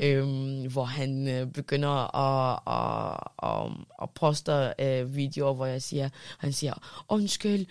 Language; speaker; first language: Danish; early bilingual, other home language; Arabic